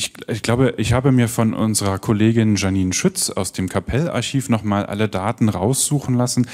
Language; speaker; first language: German; native; German